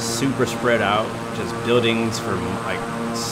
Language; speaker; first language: English; native; English